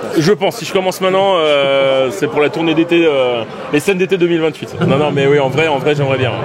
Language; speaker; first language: French; native; French